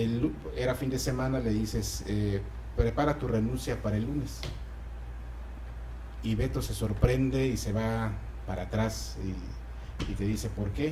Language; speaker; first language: Spanish; native; Spanish